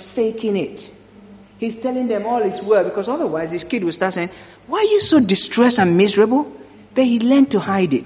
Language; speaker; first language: English; non-native, local second language; Yoruba